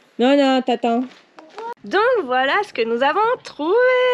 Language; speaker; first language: French; native; French